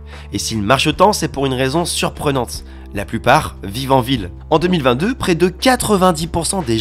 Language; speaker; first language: French; native; French